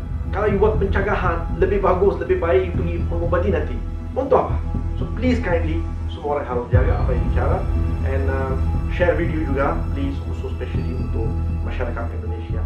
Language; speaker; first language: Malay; non-native, learner; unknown